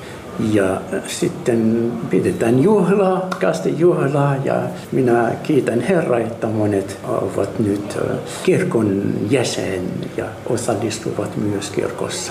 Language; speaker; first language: Finnish; non-native, fluent; Arabic